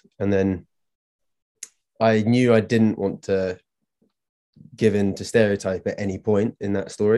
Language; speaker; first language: English; native; English